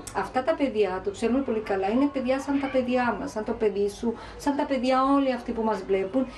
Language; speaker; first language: Greek; non-native, fluent; Spanish